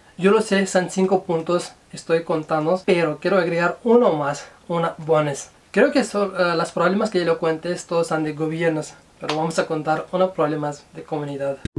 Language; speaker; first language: Spanish; non-native, learner; Urdu